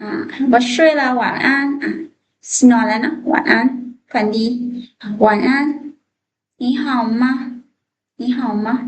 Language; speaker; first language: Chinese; non-native, fluent; Lao